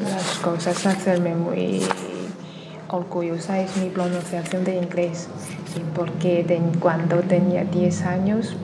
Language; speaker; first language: Spanish; non-native, learner; Chinese